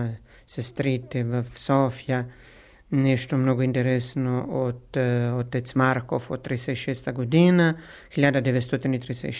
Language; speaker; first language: Bulgarian; non-native, fluent; Italian